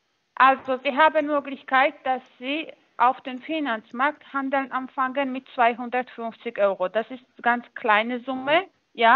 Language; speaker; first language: German; non-native, fluent; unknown